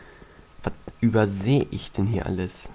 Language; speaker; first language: German; native; German